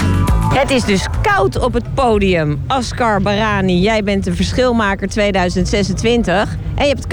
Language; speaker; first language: Dutch; native; Dutch